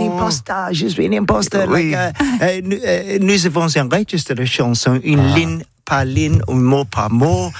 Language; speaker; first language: French; non-native, learner; English